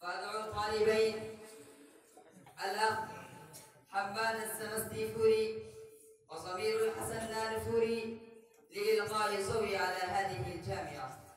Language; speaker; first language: Arabic; non-native, learner; Urdu